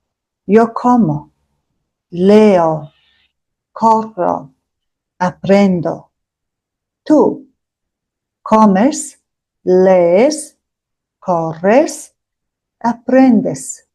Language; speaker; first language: Spanish; non-native, fluent; Mongolian